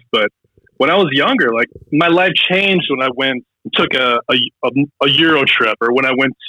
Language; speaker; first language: English; native; English